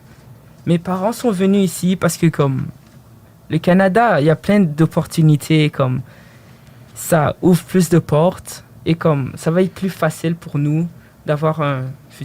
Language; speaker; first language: French; early bilingual, other home language; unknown